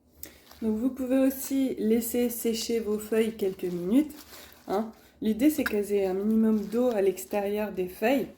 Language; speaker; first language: French; native; French